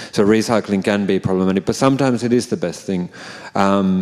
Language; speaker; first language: English; non-native, fluent; Finnish